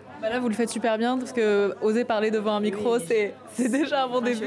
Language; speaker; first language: French; native; French